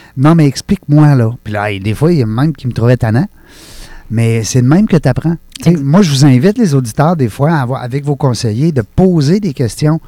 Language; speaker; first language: French; native; French